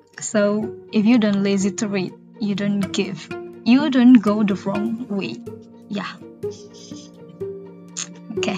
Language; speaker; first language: English; non-native, learner; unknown